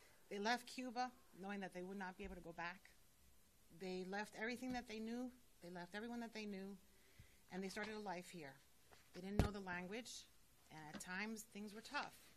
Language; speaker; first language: English; early bilingual, other home language; Spanish